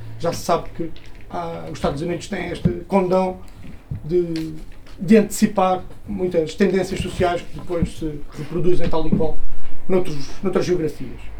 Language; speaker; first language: Portuguese; native; Portuguese